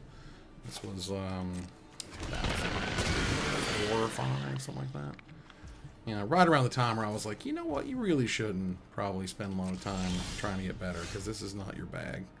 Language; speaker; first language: English; native; English